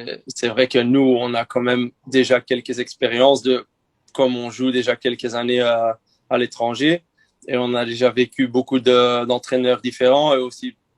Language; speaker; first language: French; non-native, local second language; Dutch